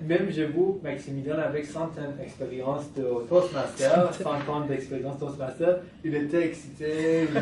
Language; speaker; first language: French; non-native, fluent; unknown